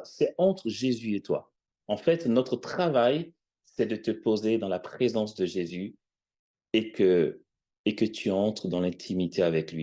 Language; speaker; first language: French; native; French